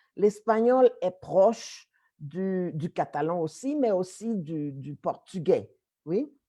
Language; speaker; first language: French; native; French